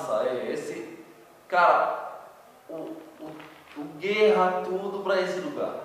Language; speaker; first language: Portuguese; non-native, learner; Arabic